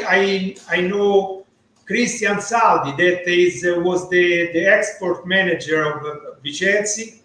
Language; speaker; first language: English; non-native, learner; Italian